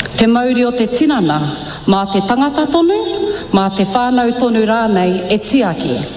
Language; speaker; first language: Māori; native; Māori